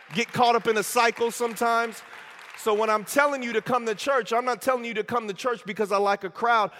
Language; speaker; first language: English; native; English